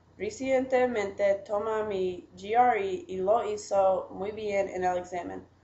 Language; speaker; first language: Spanish; non-native, learner; English